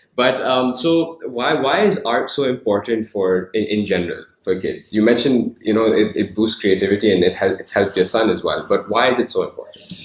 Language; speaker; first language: English; non-native, local second language; Urdu